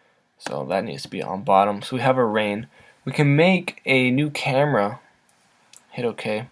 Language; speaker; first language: English; native; English